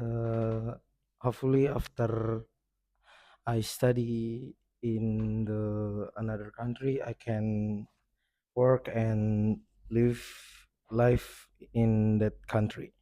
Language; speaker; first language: English; non-native, learner; Indonesian